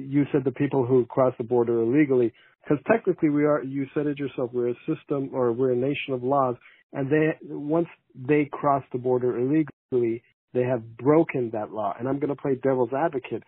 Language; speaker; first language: English; early bilingual, other home language; Persian